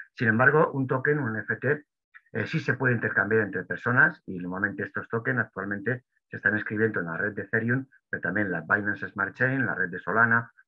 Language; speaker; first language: Spanish; native; Spanish